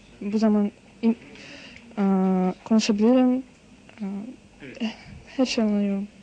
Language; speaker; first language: Turkish; non-native, learner; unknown